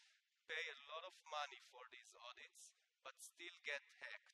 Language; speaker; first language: English; non-native, fluent; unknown